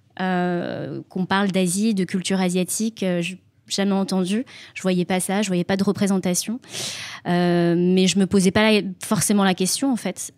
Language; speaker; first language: French; native; French